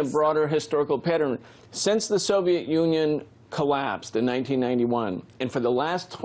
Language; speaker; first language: English; native; English